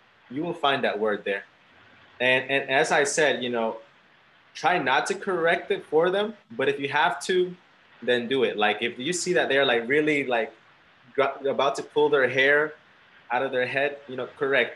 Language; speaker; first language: English; early bilingual, other home language; Spanish